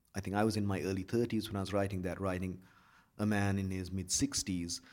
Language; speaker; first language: English; non-native, local second language; Sinhala